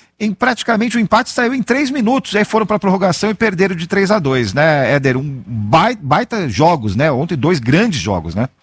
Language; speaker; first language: Portuguese; native; Portuguese